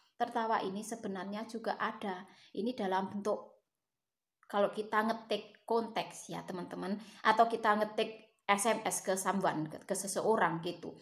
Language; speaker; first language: Indonesian; native; Indonesian